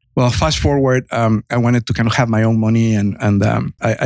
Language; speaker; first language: English; non-native, fluent; Spanish